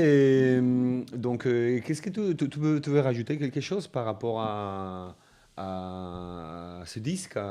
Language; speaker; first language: French; non-native, fluent; Spanish